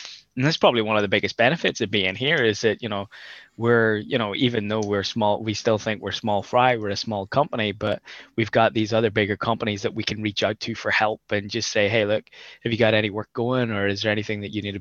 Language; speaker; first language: English; native; English